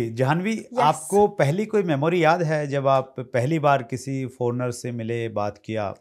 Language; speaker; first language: Hindi; native; Hindi